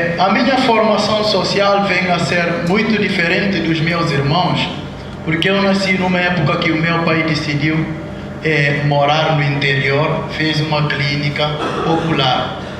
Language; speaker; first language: Portuguese; non-native, local second language; Upper Guinea Crioulo